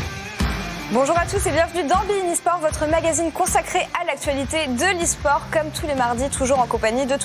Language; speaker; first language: French; native; French